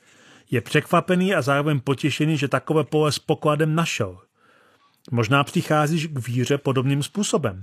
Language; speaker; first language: Czech; native; Czech